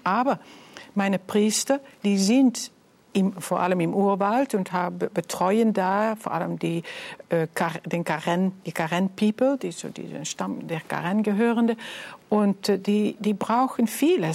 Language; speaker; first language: German; non-native, fluent; Dutch